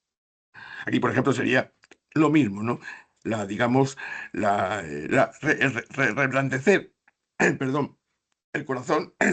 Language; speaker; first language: Spanish; native; Spanish